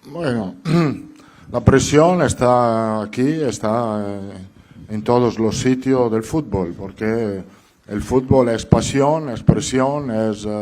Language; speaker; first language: Spanish; non-native, fluent; Italian